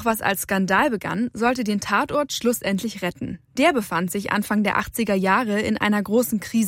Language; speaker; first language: German; native; German